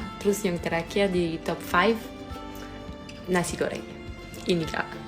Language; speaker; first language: Indonesian; non-native, fluent; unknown